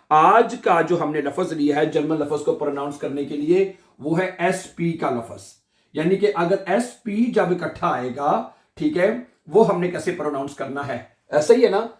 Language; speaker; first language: Urdu; native; Urdu